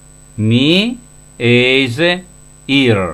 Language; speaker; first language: Hebrew; non-native, fluent; Russian